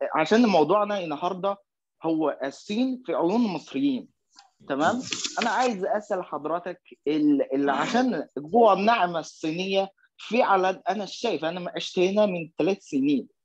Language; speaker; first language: Arabic; non-native, fluent; Chinese